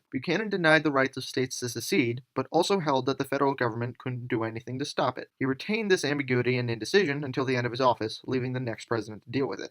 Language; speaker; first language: English; native; English